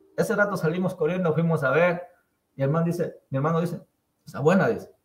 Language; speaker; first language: Spanish; native; Spanish